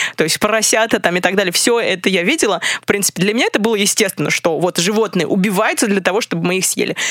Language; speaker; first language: Russian; non-native, fluent; English